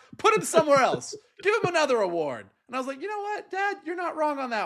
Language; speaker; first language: English; native; English